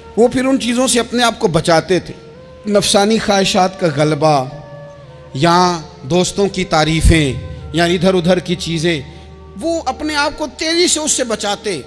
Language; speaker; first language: Urdu; non-native, local second language; Punjabi